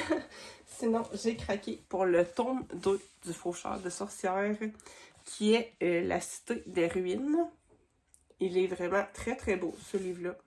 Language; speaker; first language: French; native; French